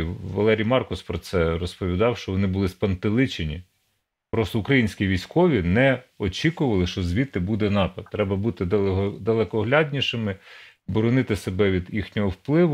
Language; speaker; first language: Ukrainian; native; Ukrainian